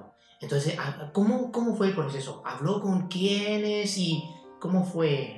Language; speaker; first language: Spanish; non-native, fluent; Chinese